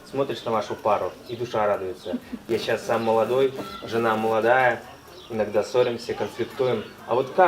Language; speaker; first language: Russian; native; Russian